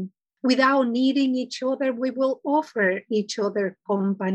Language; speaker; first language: English; non-native, fluent; Spanish